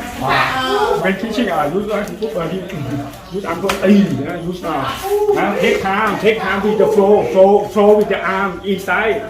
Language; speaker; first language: English; non-native, learner; Thai